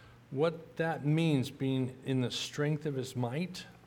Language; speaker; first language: English; native; English